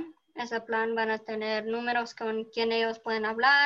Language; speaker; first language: Spanish; early bilingual, heritage; Spanish